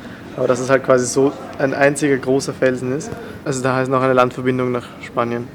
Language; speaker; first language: German; native; German